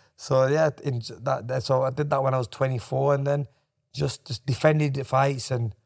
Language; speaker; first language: English; native; English